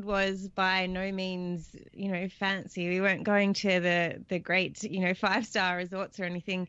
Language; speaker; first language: English; native; English